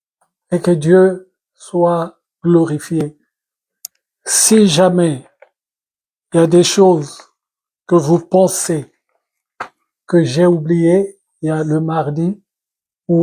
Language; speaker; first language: French; non-native, local second language; Lingala